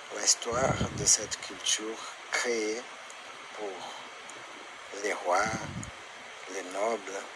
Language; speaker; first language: French; non-native, learner; Portuguese